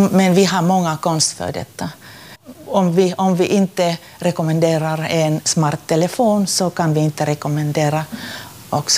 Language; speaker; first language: Swedish; non-native, local second language; Finnish